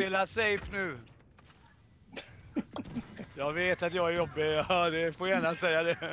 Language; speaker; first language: Swedish; native; Swedish